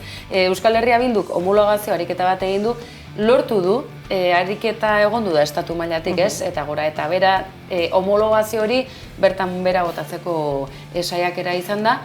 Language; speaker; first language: Basque; native; Basque